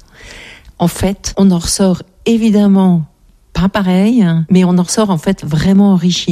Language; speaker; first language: French; native; French